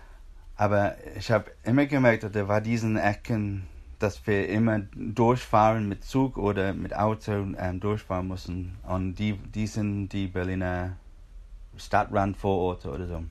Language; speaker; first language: German; non-native, fluent; English